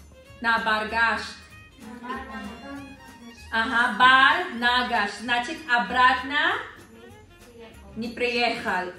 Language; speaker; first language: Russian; non-native, learner; Filipino